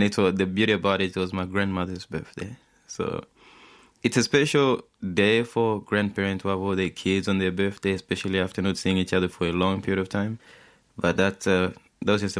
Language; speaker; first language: English; non-native, fluent; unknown